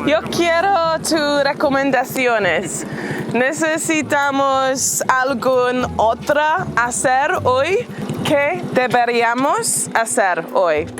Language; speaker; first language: Spanish; non-native, learner; English